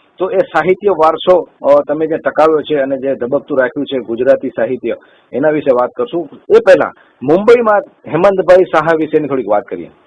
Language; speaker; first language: Gujarati; native; Gujarati